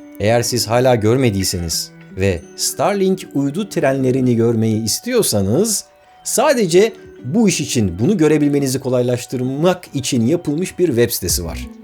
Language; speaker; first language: Turkish; native; Turkish